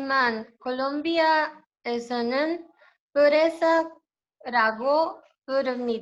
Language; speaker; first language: Korean; non-native, learner; Spanish